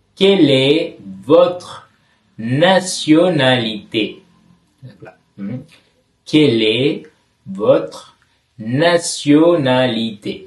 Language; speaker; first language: French; non-native, fluent; Tamil